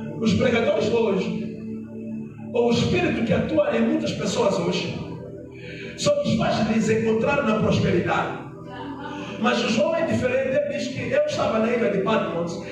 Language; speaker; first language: Portuguese; non-native, local second language; Tsonga